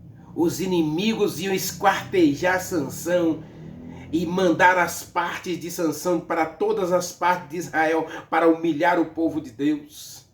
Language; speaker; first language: Portuguese; native; Portuguese